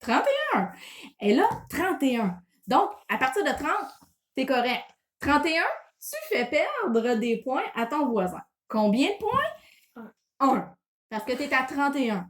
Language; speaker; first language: French; native; French